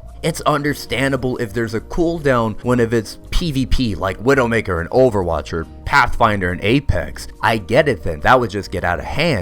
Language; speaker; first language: English; native; English